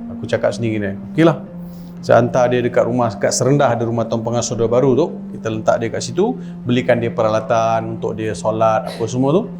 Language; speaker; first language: Malay; non-native, local second language; Tamil